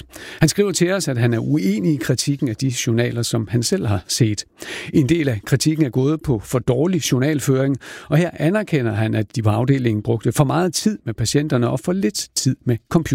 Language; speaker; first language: Danish; native; Danish